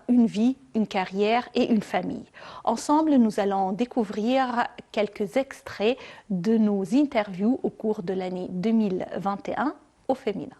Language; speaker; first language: French; non-native, fluent; Arabic